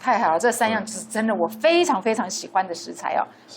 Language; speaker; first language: Chinese; native; Chinese